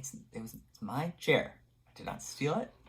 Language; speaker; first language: English; native; English